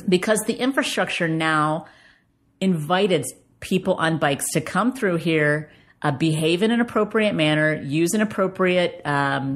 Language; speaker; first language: English; native; English